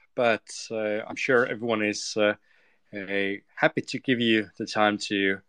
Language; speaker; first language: English; non-native, fluent; Estonian